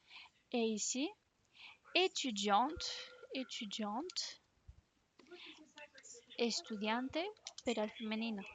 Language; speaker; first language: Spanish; non-native, fluent; French